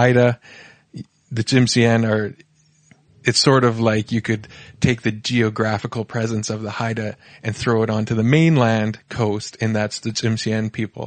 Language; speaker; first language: English; native; English